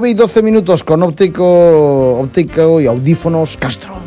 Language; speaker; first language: Spanish; native; Spanish